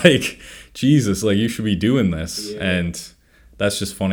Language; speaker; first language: English; native; English